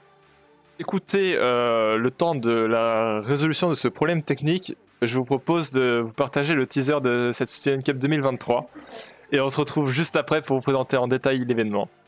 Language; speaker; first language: French; native; French